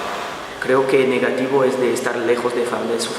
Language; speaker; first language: Spanish; non-native, learner; Portuguese